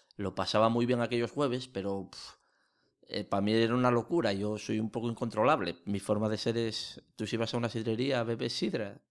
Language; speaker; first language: Spanish; native; Spanish